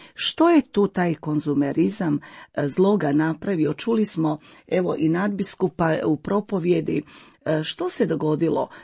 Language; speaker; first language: Croatian; native; Croatian